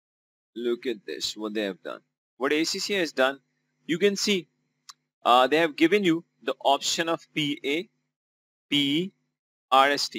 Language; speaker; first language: English; non-native, local second language; Urdu